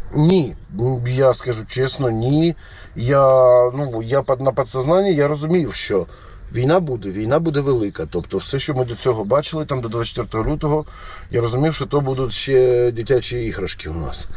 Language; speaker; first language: Ukrainian; non-native, local second language; Russian